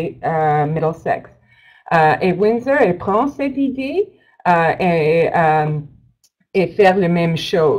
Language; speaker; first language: French; non-native, learner; English